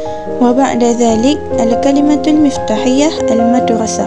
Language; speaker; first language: Arabic; non-native, learner; Malay